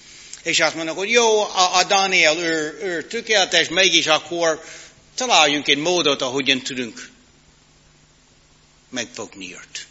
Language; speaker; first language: Hungarian; non-native, learner; English